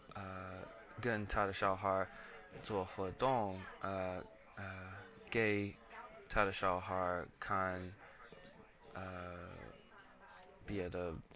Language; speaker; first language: Chinese; non-native, learner; English